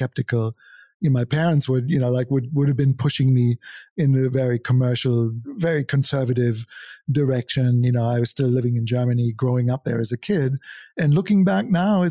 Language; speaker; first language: English; non-native, fluent; German